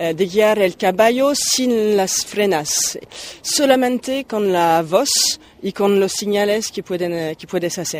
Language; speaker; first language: Spanish; non-native, fluent; French